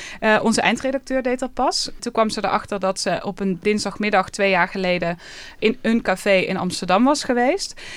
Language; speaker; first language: Dutch; native; Dutch